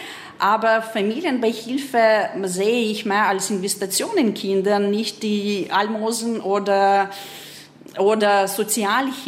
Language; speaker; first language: German; non-native, fluent; Ukrainian